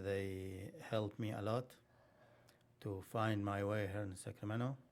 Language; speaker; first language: English; non-native, learner; Arabic